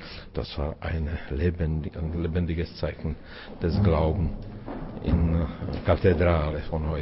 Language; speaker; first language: German; non-native, fluent; Czech